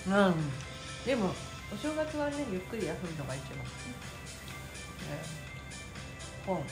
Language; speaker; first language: Japanese; non-native, fluent; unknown